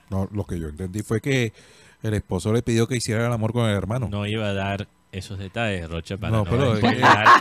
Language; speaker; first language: Spanish; native; Spanish